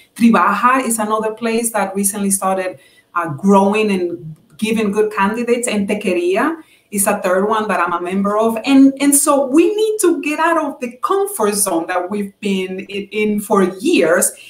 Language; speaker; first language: English; non-native, fluent; Spanish